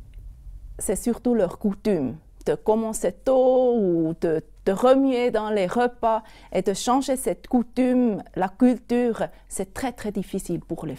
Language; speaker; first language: French; non-native, local second language; German